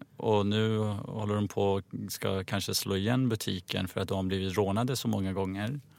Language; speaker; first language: Swedish; early bilingual, other home language; Persian